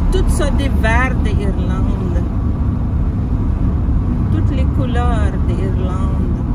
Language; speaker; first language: French; non-native, learner; English